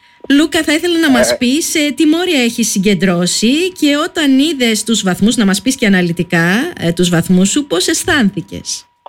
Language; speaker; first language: Greek; native; Greek